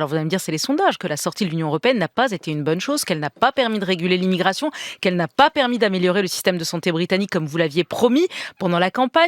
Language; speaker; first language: French; native; French